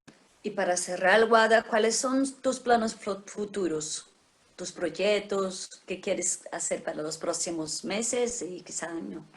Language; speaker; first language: Spanish; non-native, fluent; Portuguese